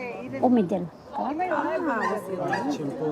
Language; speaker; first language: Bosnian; non-native, learner; Arabic